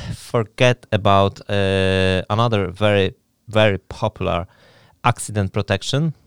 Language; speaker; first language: English; non-native, fluent; Polish